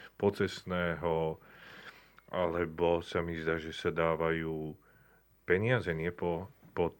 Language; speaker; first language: Slovak; native; Slovak